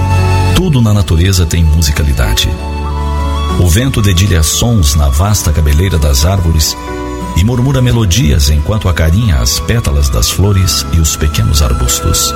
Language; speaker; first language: Portuguese; native; Portuguese